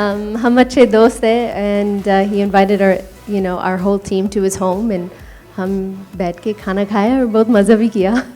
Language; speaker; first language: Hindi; non-native, learner; English